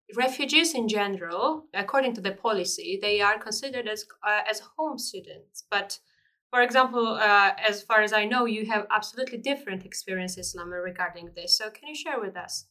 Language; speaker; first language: English; non-native, fluent; Georgian